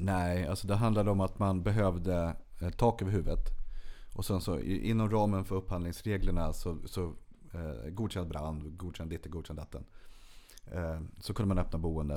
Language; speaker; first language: Swedish; native; Swedish